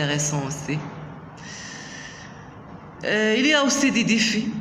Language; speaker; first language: French; non-native, local second language; Arabic